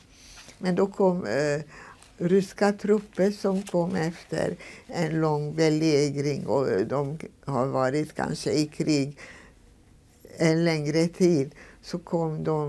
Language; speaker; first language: Swedish; non-native, fluent; Hungarian